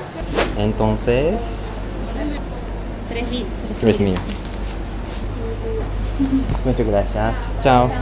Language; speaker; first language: Spanish; non-native, learner; Japanese